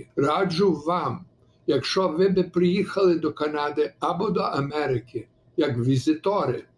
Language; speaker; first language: Ukrainian; early bilingual, heritage; Ukrainian